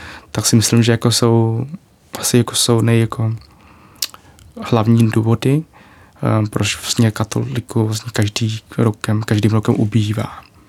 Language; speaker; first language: Czech; non-native, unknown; Vietnamese